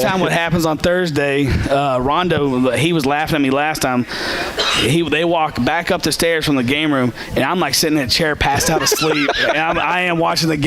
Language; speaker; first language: English; native; English